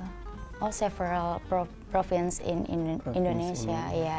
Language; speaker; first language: English; non-native, learner; Indonesian